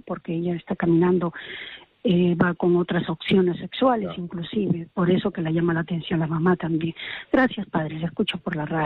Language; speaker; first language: Spanish; native; Spanish